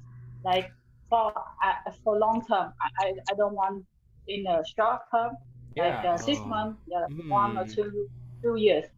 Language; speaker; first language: English; non-native, learner; Vietnamese